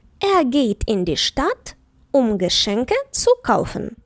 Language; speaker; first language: German; non-native, fluent; Ukrainian